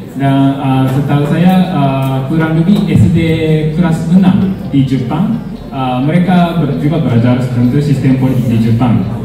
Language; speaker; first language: Indonesian; non-native, fluent; Japanese